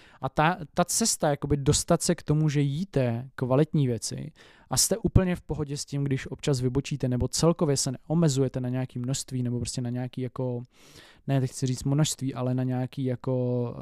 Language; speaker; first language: Czech; native; Czech